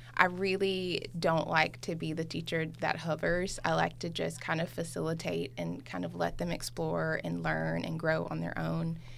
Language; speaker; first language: English; native; English